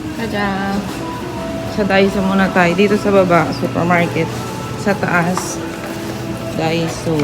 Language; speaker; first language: Filipino; native; Filipino